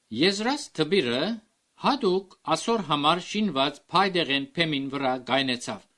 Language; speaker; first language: Armenian; early bilingual, heritage; Armenian